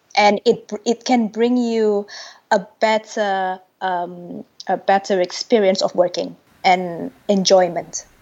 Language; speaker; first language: English; non-native, fluent; Indonesian